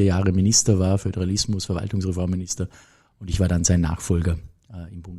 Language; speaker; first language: German; native; German